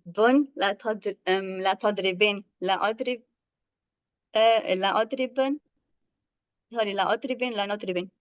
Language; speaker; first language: Arabic; non-native, learner; English